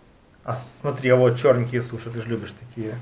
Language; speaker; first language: Russian; native; Russian